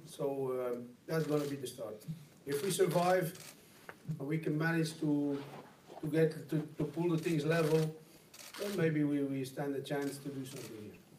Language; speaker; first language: English; non-native, fluent; Dutch